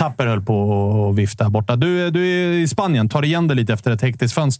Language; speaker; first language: Swedish; native; Swedish